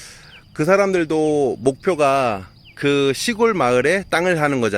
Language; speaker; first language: Korean; native; Korean